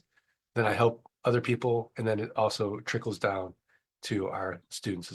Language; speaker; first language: English; native; English